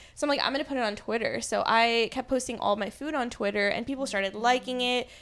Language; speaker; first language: English; native; English